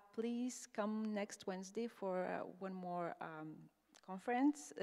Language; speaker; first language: English; non-native, fluent; Lithuanian